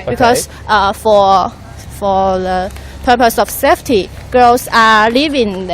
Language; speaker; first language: English; non-native, fluent; Chinese